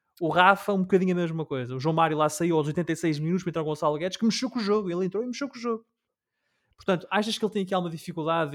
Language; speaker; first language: Portuguese; native; Portuguese